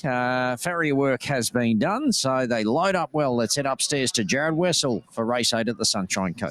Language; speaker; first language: English; native; English